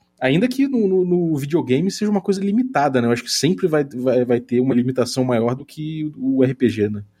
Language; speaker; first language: Portuguese; native; Portuguese